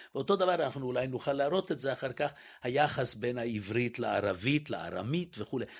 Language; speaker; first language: Hebrew; native; Hebrew